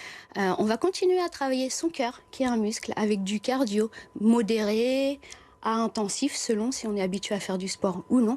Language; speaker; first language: French; native; French